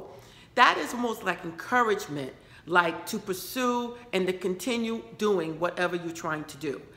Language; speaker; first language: English; native; English